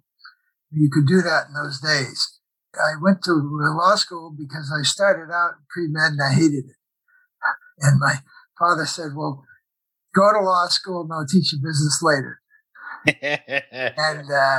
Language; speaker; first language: English; native; English